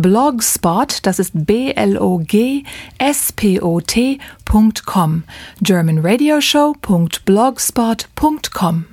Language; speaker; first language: German; native; German